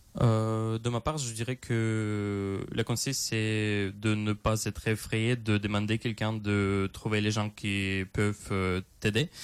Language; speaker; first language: French; non-native, fluent; Russian